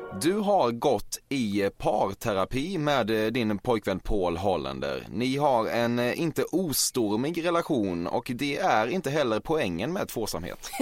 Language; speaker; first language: Swedish; native; Swedish